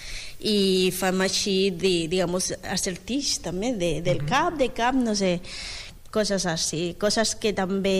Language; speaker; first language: Catalan; non-native, learner; Spanish